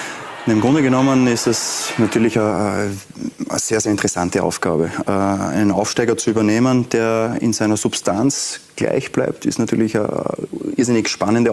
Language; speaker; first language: German; native; German